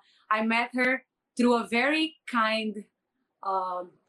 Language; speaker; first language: English; non-native, fluent; Portuguese